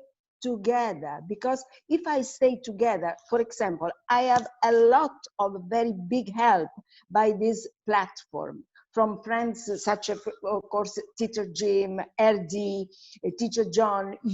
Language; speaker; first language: English; non-native, fluent; Italian